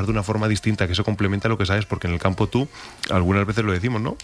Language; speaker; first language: Spanish; native; Spanish